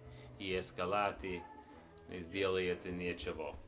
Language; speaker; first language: Russian; non-native, learner; English